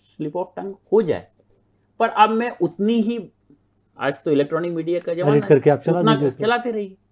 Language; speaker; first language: Hindi; native; Hindi